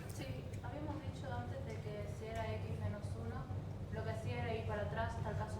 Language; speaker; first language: Spanish; native; Spanish